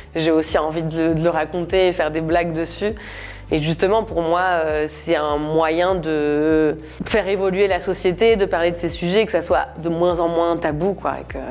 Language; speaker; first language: French; native; French